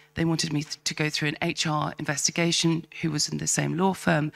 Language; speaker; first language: English; native; English